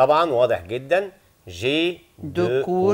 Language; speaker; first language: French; non-native, fluent; Arabic